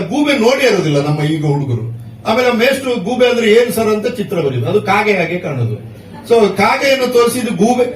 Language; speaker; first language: Kannada; non-native, local second language; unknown